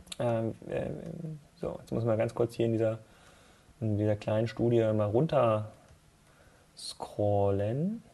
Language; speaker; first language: German; native; German